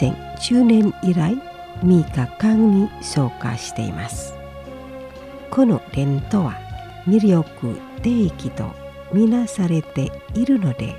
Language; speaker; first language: Japanese; non-native, fluent; Indonesian